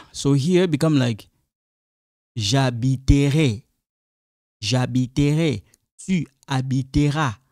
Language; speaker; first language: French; non-native, local second language; Lingala